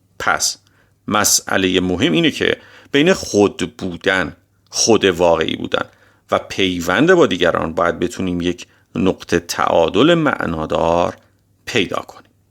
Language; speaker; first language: Persian; native; Persian